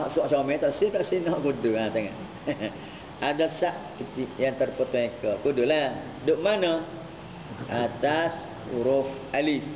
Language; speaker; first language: Malay; native; Malay